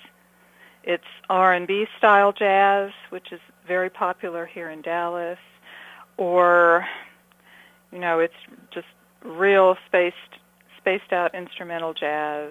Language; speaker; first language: English; native; English